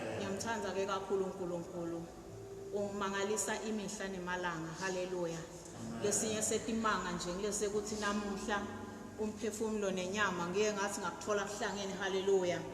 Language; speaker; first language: Zulu; non-native, local second language; Swati